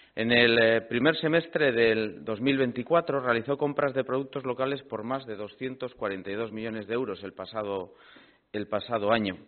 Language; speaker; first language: Spanish; native; Spanish